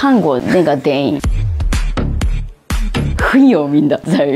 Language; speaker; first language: Chinese; non-native, learner; Japanese